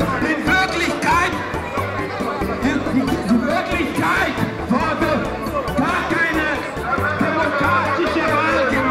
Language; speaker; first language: German; non-native, fluent; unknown